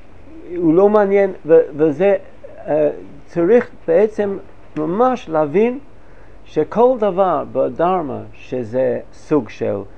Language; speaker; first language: Hebrew; non-native, fluent; English